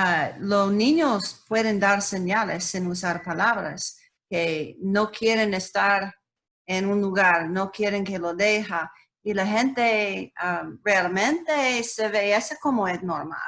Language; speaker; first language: Spanish; non-native, learner; English